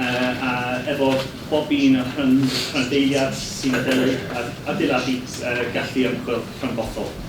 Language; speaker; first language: Welsh; non-native, learner; English